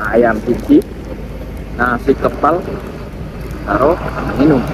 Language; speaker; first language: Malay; non-native, local second language; Javanese